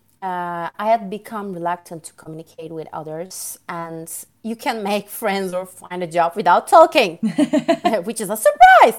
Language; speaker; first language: English; non-native, fluent; Turkish